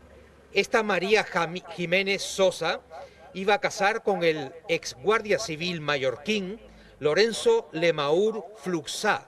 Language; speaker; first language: Spanish; native; Spanish